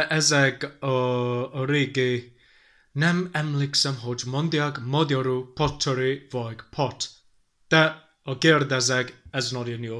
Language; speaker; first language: Hungarian; non-native, learner; Welsh